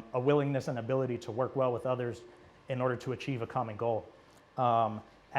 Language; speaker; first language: English; native; English